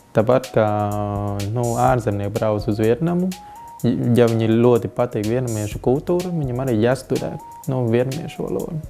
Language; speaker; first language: Latvian; non-native, learner; Vietnamese